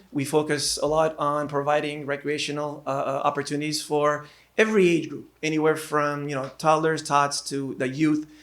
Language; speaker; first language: English; native; English